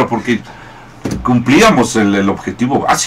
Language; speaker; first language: Spanish; native; Spanish